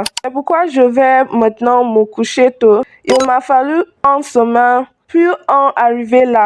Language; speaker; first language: French; non-native, learner; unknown